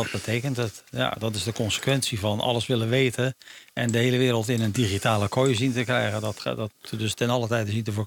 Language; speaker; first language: Dutch; native; Dutch